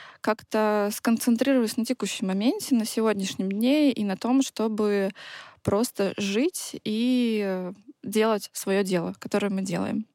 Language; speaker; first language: Russian; native; Russian